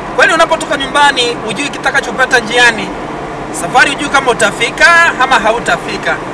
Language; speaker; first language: Swahili; non-native, local second language; Gusii